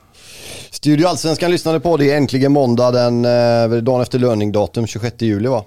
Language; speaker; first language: Swedish; native; Swedish